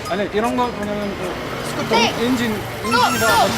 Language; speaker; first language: Korean; non-native, learner; Chinese